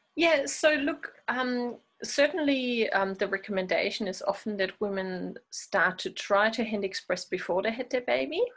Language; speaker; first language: English; non-native, fluent; German